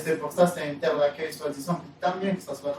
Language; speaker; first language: French; native; French